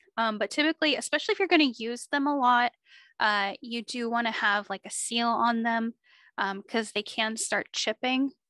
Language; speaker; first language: English; native; English